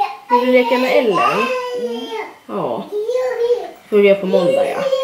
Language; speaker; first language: Swedish; native; Swedish